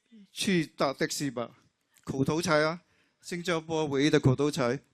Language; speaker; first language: Chinese; non-native, local second language; English